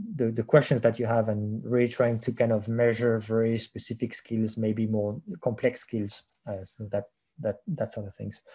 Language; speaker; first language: English; non-native, fluent; French